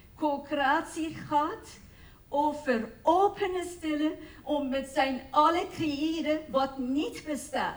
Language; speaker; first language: Dutch; non-native, fluent; Persian